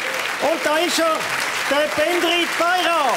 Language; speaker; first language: German; native; German